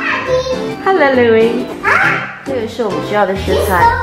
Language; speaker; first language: Chinese; native; Chinese